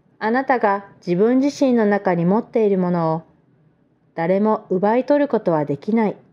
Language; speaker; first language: Japanese; non-native, fluent; Vietnamese